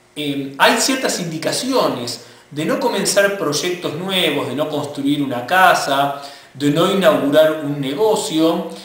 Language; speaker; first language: Spanish; native; Spanish